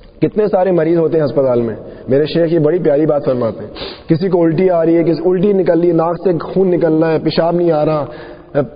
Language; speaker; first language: Urdu; non-native, local second language; Sindhi